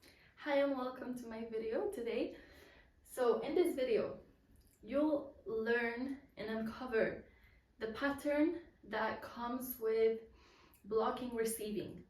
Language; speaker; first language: English; non-native, fluent; Polish